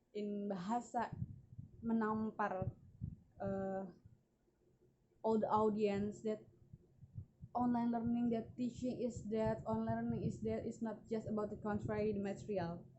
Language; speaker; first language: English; non-native, learner; Indonesian